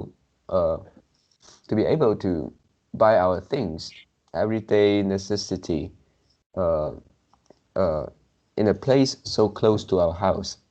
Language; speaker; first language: English; non-native, local second language; Chinese